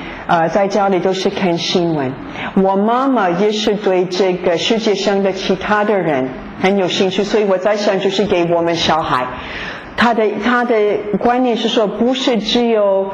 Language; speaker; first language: Chinese; non-native, fluent; English